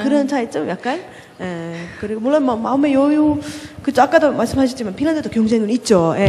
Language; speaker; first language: Korean; non-native, fluent; Finnish